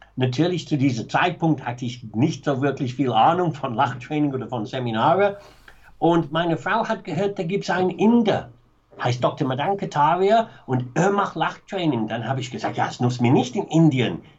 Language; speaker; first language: German; non-native, fluent; English